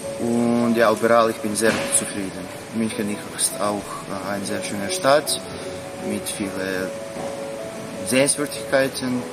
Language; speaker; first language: German; non-native, fluent; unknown